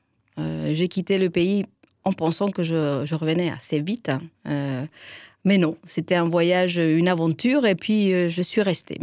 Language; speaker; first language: French; non-native, fluent; Spanish